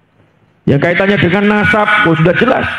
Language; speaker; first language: Indonesian; native; Indonesian